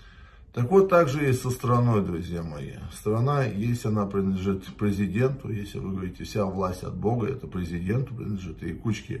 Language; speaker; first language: Russian; native; Russian